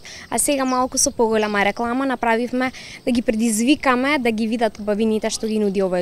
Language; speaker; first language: Macedonian; native; Macedonian